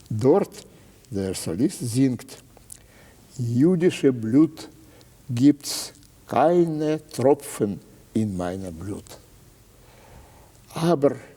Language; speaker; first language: German; non-native, fluent; Russian